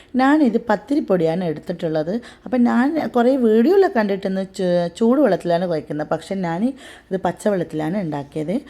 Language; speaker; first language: Malayalam; non-native, fluent; Tamil